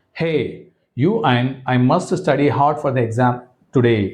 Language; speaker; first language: English; non-native, local second language; Telugu